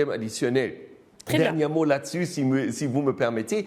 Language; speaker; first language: French; non-native, fluent; German